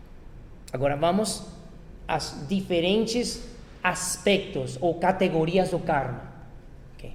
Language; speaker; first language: Portuguese; non-native, fluent; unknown